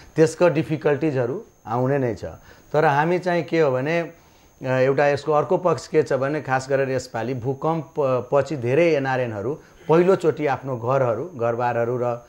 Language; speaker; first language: Nepali; non-native, local second language; Maithili